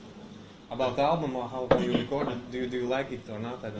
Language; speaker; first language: English; non-native, fluent; Latvian